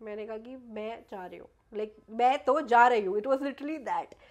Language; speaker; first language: Hindi; native; Hindi